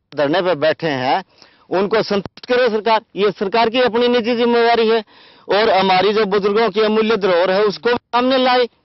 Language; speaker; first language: Hindi; native; Hindi